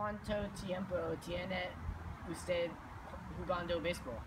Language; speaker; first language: Spanish; non-native, learner; English